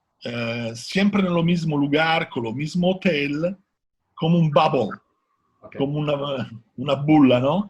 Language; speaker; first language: Spanish; non-native, learner; Italian